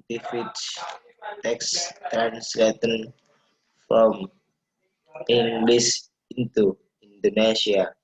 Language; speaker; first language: English; non-native, learner; Indonesian